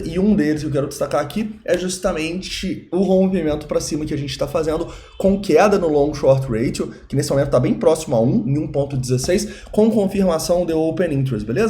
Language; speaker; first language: Portuguese; native; Portuguese